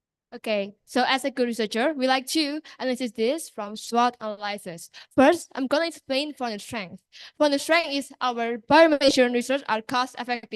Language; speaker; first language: English; non-native, local second language; Indonesian